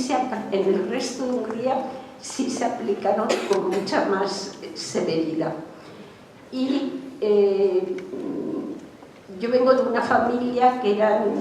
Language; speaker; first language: Spanish; early bilingual, other home language; Hungarian